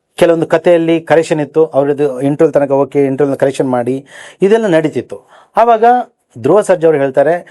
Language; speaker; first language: Kannada; native; Kannada